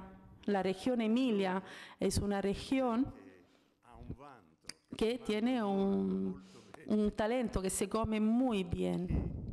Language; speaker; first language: Spanish; non-native, fluent; Italian